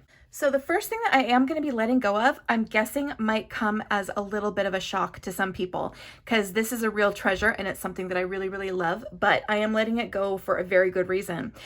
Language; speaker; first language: English; native; English